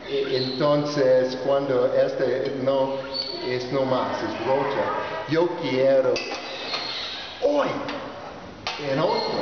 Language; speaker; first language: Spanish; non-native, learner; English